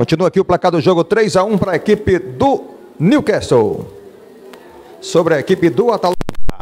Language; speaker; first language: Portuguese; native; Portuguese